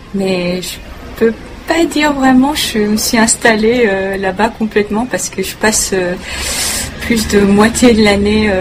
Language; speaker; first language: French; non-native, fluent; Korean